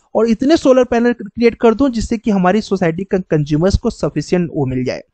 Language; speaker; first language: Hindi; native; Hindi